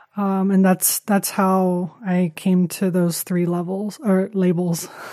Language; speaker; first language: English; early bilingual, other home language; Chinese